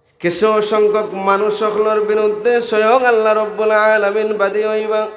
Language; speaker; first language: Bangla; native; Bangla